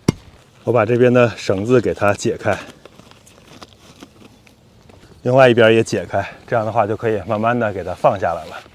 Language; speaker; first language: Chinese; native; Chinese